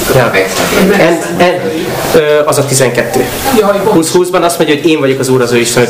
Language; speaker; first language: Hungarian; native; Hungarian